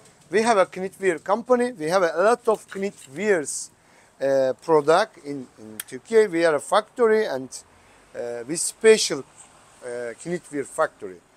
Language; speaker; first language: English; non-native, learner; Turkish